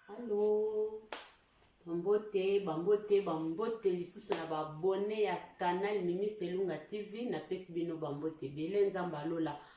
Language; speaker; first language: Lingala; early bilingual, heritage; Lingala